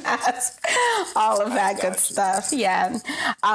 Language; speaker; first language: English; native; English